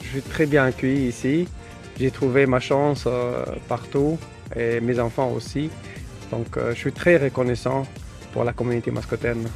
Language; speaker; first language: French; non-native, local second language; Arabic